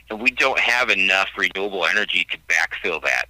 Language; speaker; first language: English; native; English